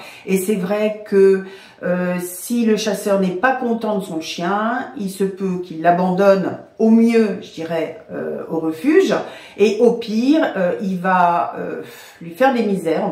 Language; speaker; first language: French; native; French